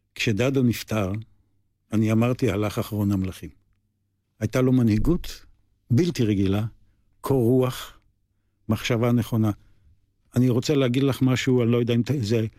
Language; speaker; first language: Hebrew; native; Hebrew